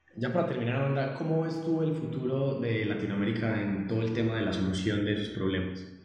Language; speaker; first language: Spanish; native; Spanish